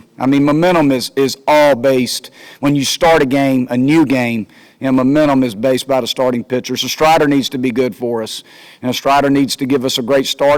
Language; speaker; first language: English; native; English